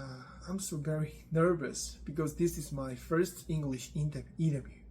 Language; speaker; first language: English; non-native, learner; Korean